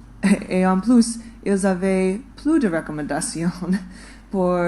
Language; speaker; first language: French; non-native, fluent; English